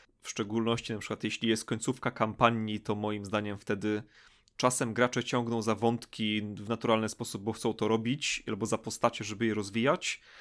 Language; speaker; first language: Polish; native; Polish